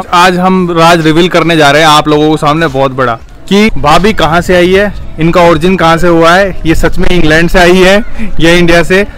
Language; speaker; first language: Hindi; native; Hindi